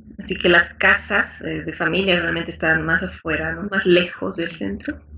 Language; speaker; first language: Spanish; native; Spanish